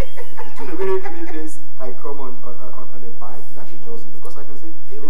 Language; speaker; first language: English; non-native, local second language; Yoruba